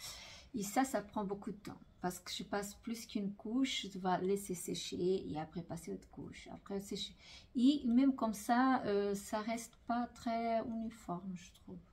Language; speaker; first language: French; non-native, fluent; Portuguese